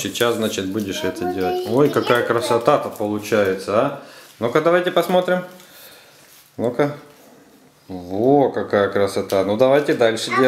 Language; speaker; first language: Russian; native; Russian